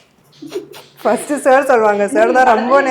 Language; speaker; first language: Tamil; non-native, fluent; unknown